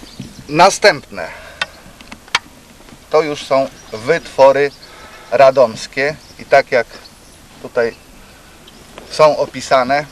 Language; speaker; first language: Polish; native; Polish